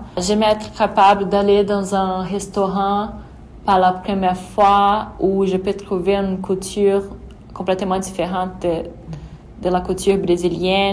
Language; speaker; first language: French; non-native, fluent; Portuguese